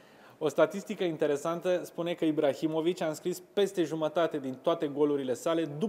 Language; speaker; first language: Romanian; native; Romanian